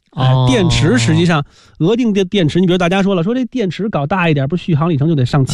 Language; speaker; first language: Chinese; native; Chinese